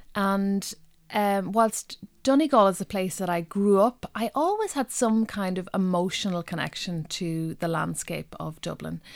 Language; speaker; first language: English; non-native, local second language; Irish